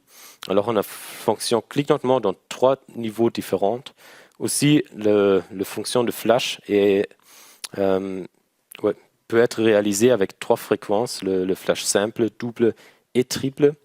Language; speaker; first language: French; non-native, learner; German